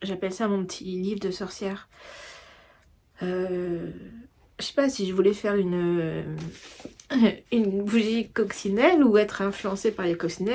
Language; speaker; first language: French; native; French